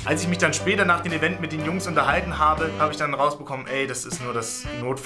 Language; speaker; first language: German; native; German